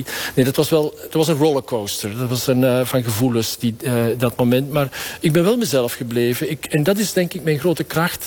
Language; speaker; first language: Dutch; native; Dutch